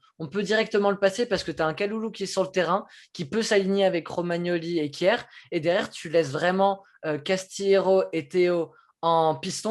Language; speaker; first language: French; native; French